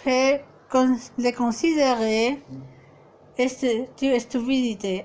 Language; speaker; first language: French; non-native, fluent; Spanish